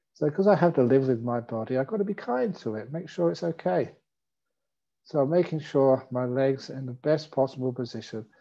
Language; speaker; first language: English; native; English